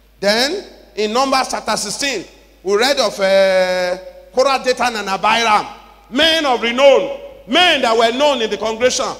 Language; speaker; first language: English; non-native, local second language; Yoruba